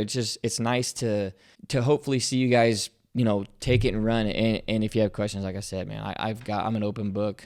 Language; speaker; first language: English; native; English